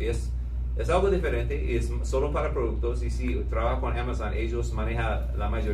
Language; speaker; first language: Spanish; non-native, fluent; English